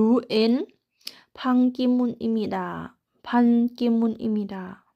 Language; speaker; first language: Korean; non-native, learner; Thai